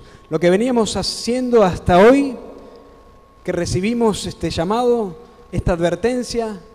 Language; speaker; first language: Spanish; native; Spanish